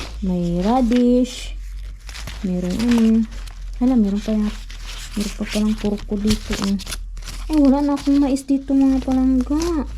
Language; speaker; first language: Filipino; non-native, local second language; Cebuano